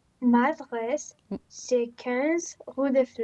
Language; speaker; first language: French; non-native, learner; Romanian